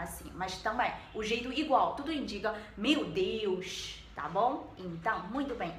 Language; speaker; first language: Portuguese; non-native, learner; Chinese